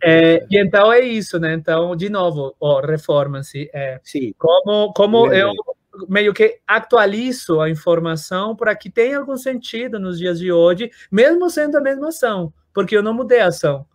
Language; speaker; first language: Portuguese; non-native, fluent; Spanish